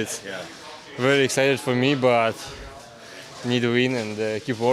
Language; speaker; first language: English; non-native, learner; Russian